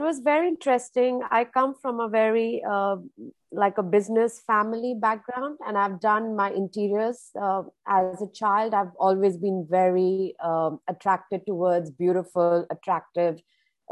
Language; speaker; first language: English; non-native, local second language; Hindi